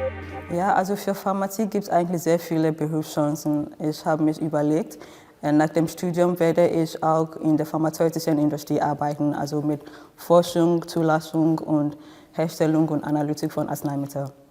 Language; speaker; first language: German; non-native, fluent; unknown